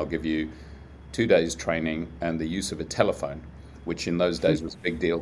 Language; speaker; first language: English; native; English